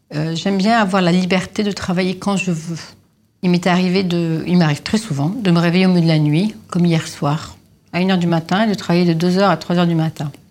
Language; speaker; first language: French; native; French